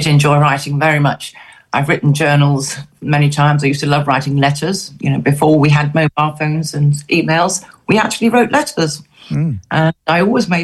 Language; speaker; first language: English; native; English